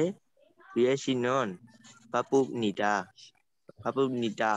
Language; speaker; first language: Korean; non-native, learner; Thai